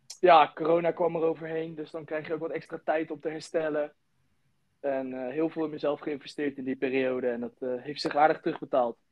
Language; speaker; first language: Dutch; native; Dutch